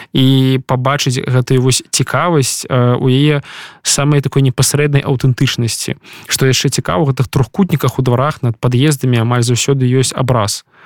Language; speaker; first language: Belarusian; non-native, local second language; Russian